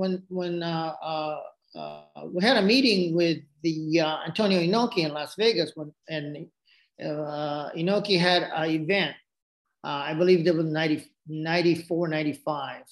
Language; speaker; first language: English; non-native, fluent; Japanese